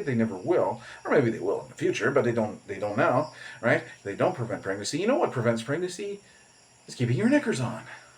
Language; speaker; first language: English; native; English